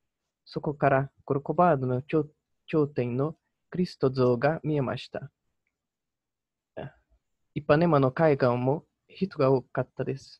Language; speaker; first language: Japanese; non-native, learner; Portuguese